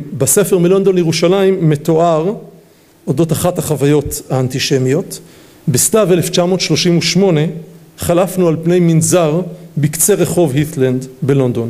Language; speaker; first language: Hebrew; native; Hebrew